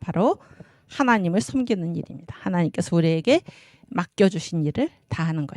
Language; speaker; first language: Korean; native; Korean